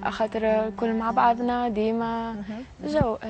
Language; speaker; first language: Arabic; early bilingual, heritage; English